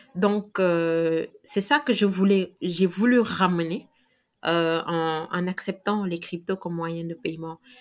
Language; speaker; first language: French; non-native, local second language; Wolof